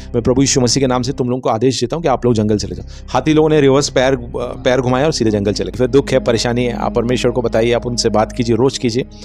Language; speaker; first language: Hindi; native; Hindi